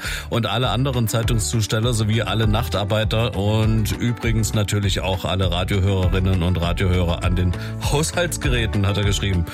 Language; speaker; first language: German; native; German